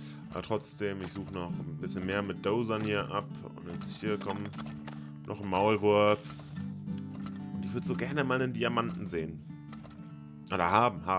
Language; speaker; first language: German; native; German